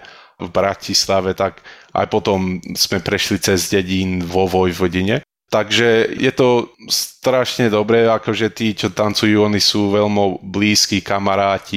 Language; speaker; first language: Slovak; early bilingual, heritage; Slovak